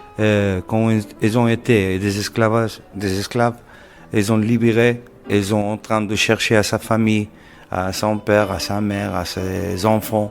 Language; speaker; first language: French; non-native, local second language; Arabic